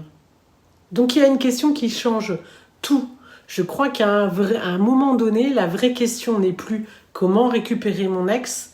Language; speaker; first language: French; native; French